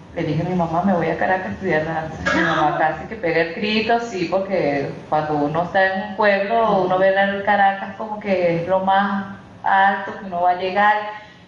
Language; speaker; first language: Spanish; native; Spanish